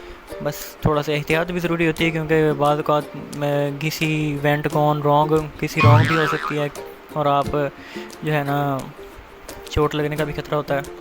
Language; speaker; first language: Urdu; native; Urdu